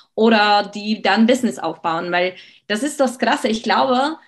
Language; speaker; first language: German; non-native, fluent; Slovak